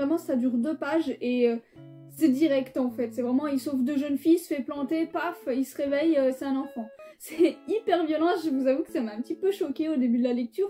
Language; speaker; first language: French; native; French